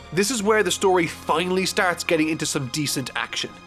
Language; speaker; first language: English; native; English